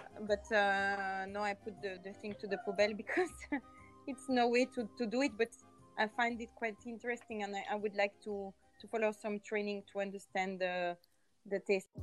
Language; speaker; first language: English; non-native, fluent; French